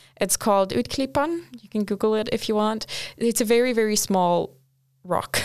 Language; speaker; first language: English; non-native, fluent; Portuguese